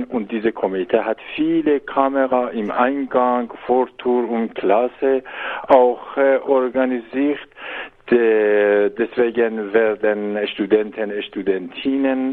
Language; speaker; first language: German; non-native, learner; Persian